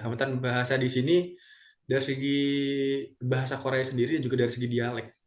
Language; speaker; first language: Indonesian; native; Indonesian